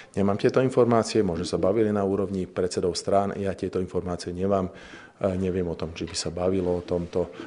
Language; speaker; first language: Slovak; non-native, local second language; Hungarian